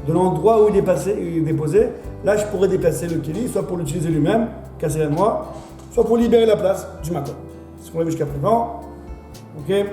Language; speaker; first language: French; native; French